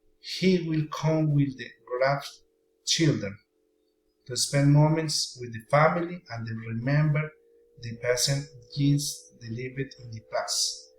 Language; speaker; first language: English; non-native, learner; Spanish